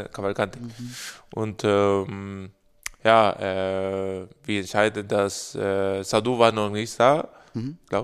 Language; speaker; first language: German; non-native, learner; Spanish